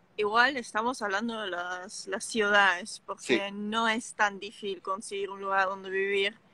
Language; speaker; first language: Spanish; non-native, fluent; Dutch